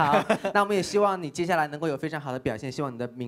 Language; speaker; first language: Chinese; native; Chinese